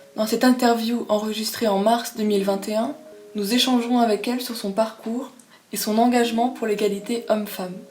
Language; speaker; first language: French; native; French